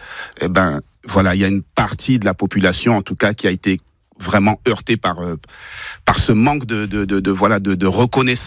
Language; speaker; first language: French; native; French